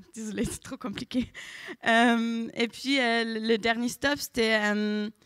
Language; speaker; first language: French; non-native, fluent; German